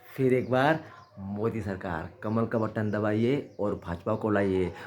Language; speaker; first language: Hindi; non-native, local second language; Marathi